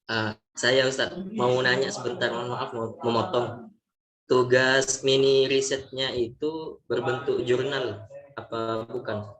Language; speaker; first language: Indonesian; non-native, local second language; Javanese